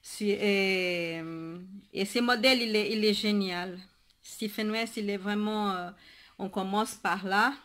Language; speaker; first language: French; non-native, fluent; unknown